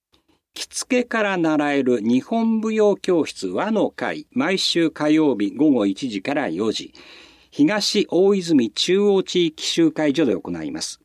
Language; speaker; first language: Japanese; native; Japanese